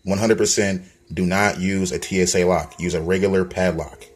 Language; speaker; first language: English; native; English